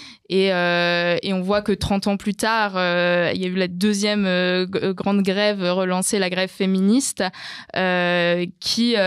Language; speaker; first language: French; native; French